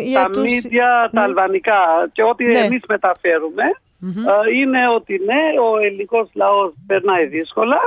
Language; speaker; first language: Greek; non-native, fluent; Albanian